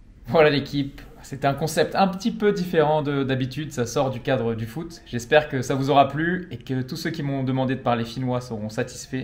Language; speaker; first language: French; native; French